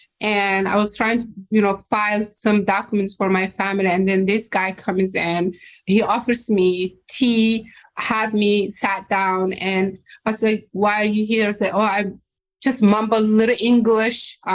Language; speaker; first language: English; non-native, fluent; Somali